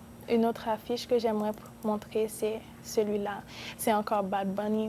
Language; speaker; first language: French; non-native, local second language; Spanish